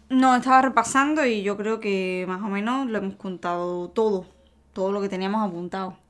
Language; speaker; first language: Spanish; native; Spanish